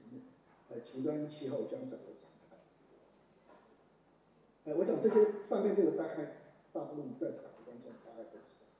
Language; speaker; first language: Chinese; native; Chinese